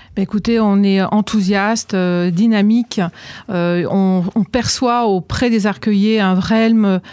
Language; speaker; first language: French; native; French